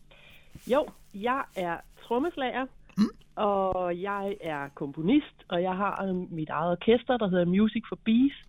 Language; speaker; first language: Danish; native; Danish